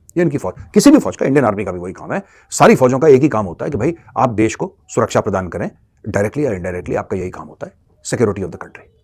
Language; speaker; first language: Hindi; native; Hindi